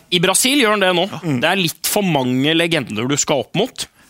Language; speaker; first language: Norwegian; native; Norwegian